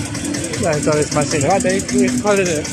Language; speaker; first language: German; non-native, learner; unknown